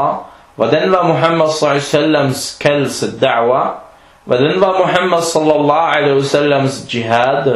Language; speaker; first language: Danish; non-native, fluent; Arabic